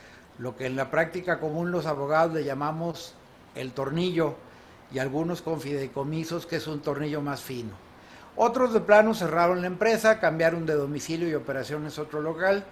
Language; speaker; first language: Spanish; native; Spanish